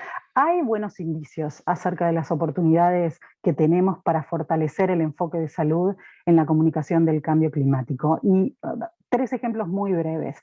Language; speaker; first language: Spanish; native; Spanish